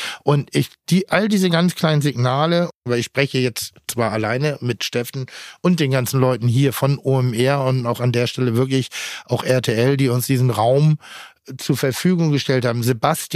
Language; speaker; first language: German; native; German